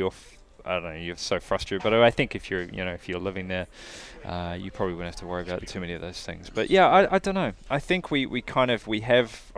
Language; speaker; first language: English; native; English